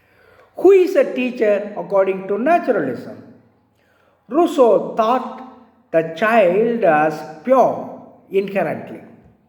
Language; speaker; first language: English; non-native, local second language; Tamil